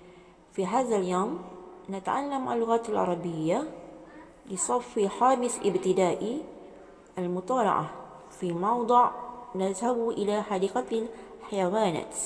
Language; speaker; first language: Arabic; non-native, fluent; Malay